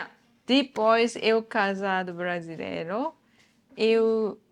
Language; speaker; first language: Portuguese; non-native, learner; Japanese